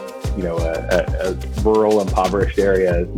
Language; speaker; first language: English; native; English